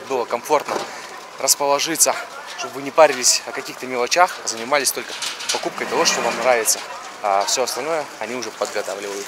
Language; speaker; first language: Russian; native; Russian